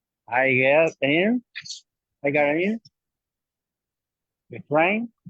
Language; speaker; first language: English; non-native, learner; Spanish